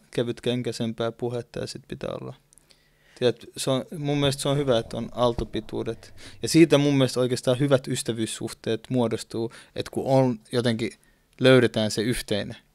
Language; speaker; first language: Finnish; early bilingual, other home language; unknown